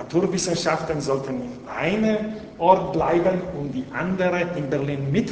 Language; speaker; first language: German; non-native, fluent; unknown